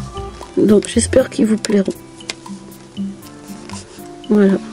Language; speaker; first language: French; native; French